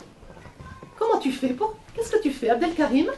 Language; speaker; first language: French; native; French